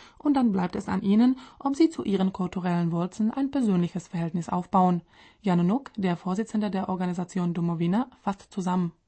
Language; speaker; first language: German; non-native, fluent; Czech